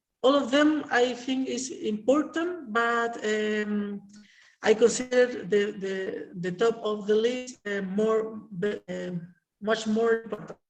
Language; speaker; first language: English; non-native, learner; Spanish